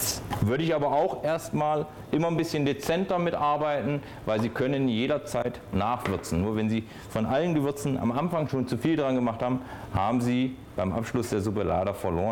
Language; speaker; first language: German; native; German